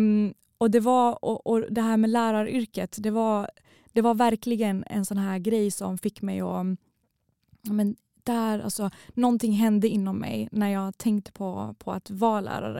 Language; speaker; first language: Swedish; early bilingual, other home language; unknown